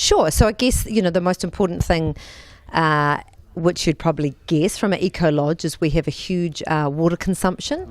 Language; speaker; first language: English; native; English